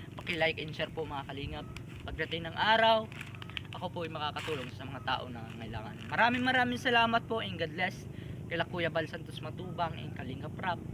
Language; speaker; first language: Filipino; non-native, local second language; Bikol